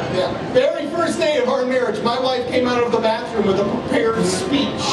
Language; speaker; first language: English; native; English